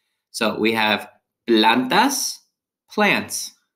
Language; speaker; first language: English; early bilingual, other home language; Spanish